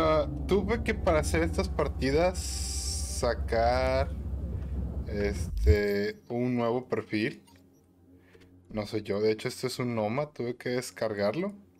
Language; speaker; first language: Spanish; native; Spanish